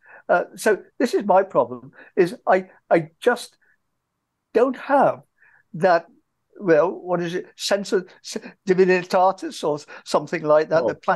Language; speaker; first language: English; native; English